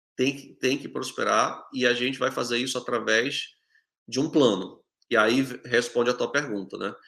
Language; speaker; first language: Portuguese; native; Portuguese